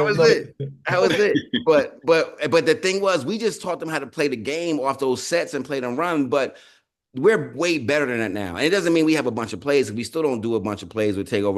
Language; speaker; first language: English; native; English